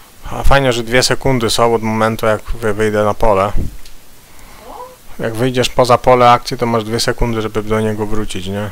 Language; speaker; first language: Polish; native; Polish